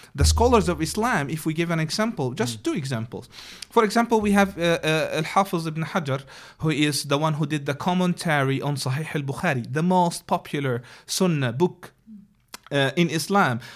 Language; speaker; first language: English; non-native, fluent; Arabic